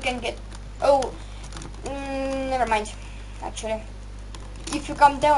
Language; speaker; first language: English; non-native, learner; Estonian